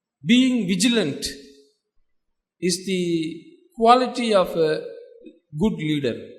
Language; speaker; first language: English; non-native, local second language; Tamil